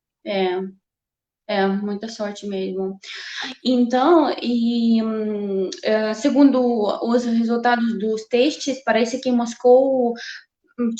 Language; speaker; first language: Portuguese; non-native, fluent; Russian